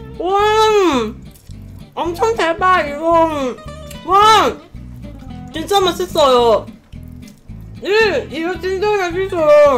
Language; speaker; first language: Korean; non-native, learner; Cantonese